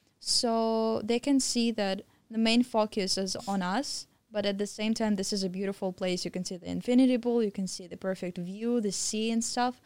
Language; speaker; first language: English; non-native, fluent; Russian